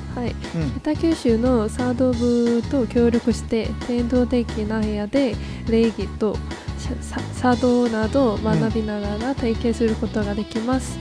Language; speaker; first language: Japanese; non-native, fluent; Korean